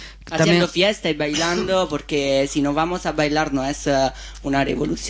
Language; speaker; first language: Spanish; non-native, fluent; Italian